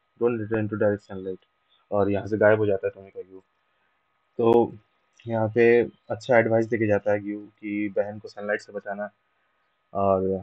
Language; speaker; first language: Hindi; non-native, local second language; Bangla